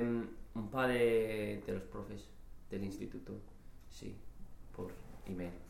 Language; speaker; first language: Spanish; non-native, learner; English